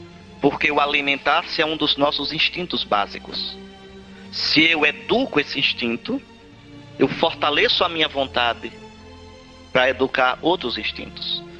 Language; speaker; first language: Portuguese; native; Portuguese